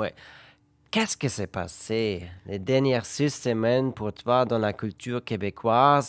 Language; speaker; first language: French; non-native, fluent; German